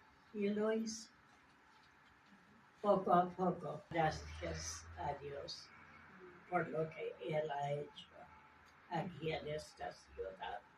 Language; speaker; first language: Spanish; non-native, fluent; English